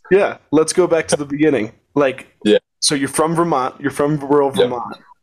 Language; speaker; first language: English; native; English